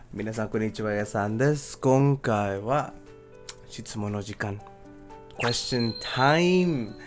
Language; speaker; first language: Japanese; non-native, learner; English